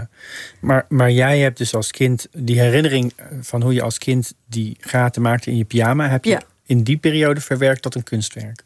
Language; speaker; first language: Dutch; native; Dutch